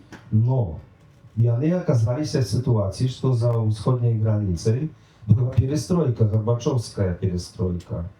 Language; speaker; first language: Polish; non-native, learner; Belarusian